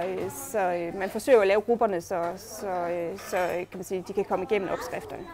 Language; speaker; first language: Danish; native; Danish